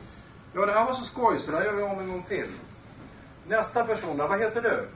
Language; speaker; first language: Swedish; native; Swedish